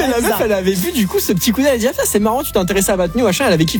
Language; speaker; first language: French; native; French